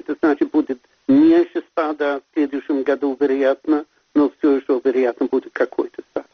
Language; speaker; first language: Russian; non-native, fluent; Swedish